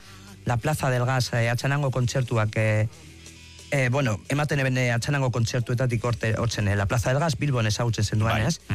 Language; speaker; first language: Basque; native; Basque